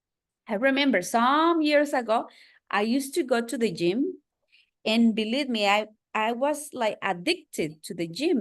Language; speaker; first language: English; non-native, fluent; Spanish